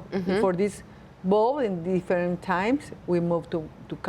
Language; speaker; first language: English; non-native, learner; Spanish